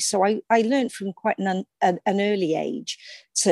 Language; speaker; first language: English; native; English